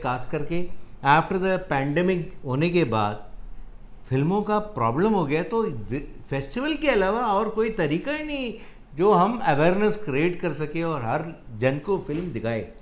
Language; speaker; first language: Hindi; non-native, local second language; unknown